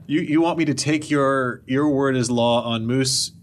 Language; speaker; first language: English; native; English